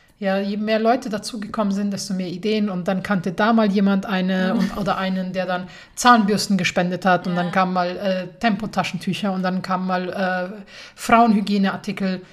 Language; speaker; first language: German; early bilingual, other home language; Persian